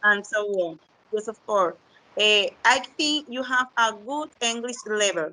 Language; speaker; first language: English; non-native, learner; Spanish